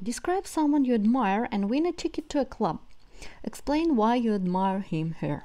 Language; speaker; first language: English; non-native, fluent; Russian